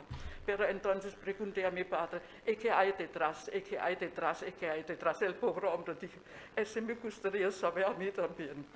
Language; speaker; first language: Spanish; non-native, fluent; German